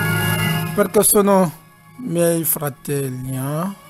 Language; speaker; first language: Italian; non-native, learner; Dyula